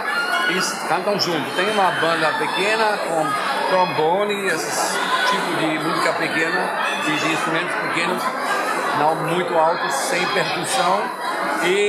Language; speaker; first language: Portuguese; non-native, fluent; German